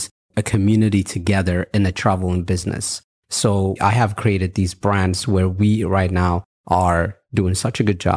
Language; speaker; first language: English; early bilingual, other home language; Amharic